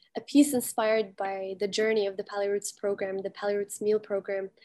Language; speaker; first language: English; early bilingual, heritage; Arabic